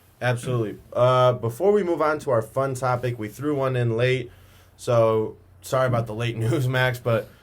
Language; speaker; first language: English; native; English